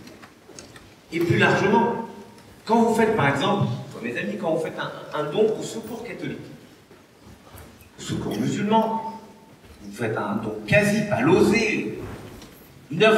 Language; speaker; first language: French; native; French